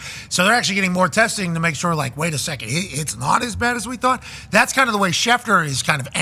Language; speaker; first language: English; native; English